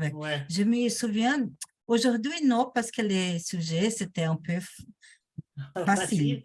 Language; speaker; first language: French; non-native, learner; Portuguese